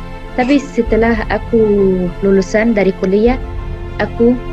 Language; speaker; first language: Indonesian; non-native, fluent; Arabic